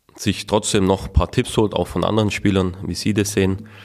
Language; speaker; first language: German; native; German